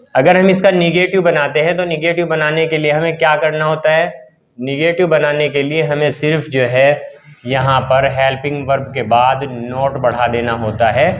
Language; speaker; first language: Urdu; native; Urdu